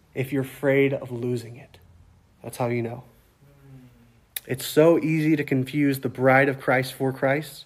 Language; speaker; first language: English; native; English